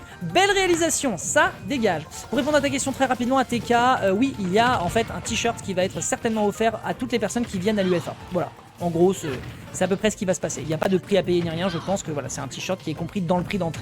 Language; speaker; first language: French; native; French